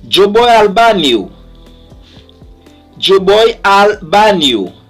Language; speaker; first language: Spanish; non-native, learner; Haitian Creole